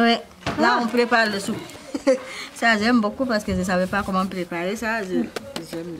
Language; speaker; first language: French; non-native, learner; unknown